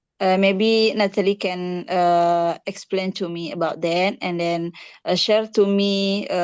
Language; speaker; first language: English; non-native, learner; Indonesian